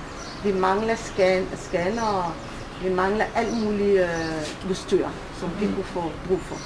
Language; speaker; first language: Danish; non-native, fluent; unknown